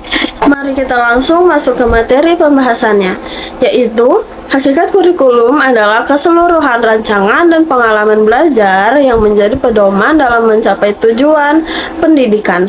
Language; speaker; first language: Indonesian; native; Indonesian